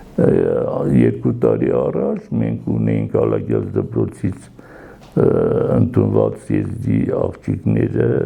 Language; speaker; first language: Armenian; non-native, local second language; Kurdish